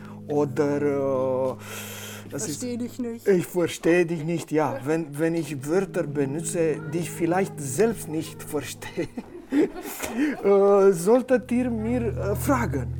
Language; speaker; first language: German; non-native, fluent; Romanian